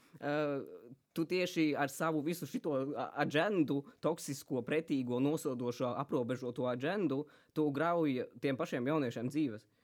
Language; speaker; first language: Latvian; native; Latvian